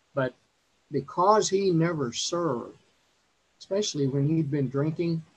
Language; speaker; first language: English; native; English